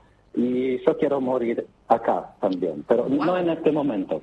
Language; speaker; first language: Spanish; non-native, learner; Polish